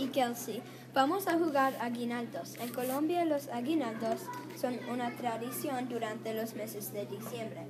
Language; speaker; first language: Spanish; non-native, learner; English